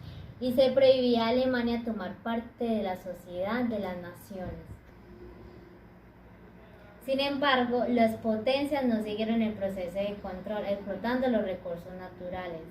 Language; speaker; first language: Spanish; native; Spanish